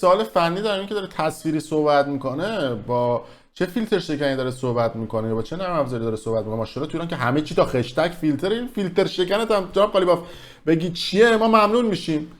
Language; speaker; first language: Persian; native; Persian